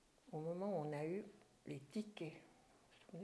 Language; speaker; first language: French; early bilingual, other home language; German